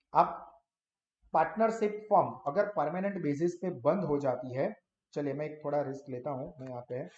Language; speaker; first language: Hindi; non-native, local second language; Gujarati